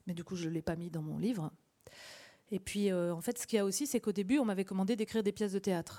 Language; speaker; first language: French; native; French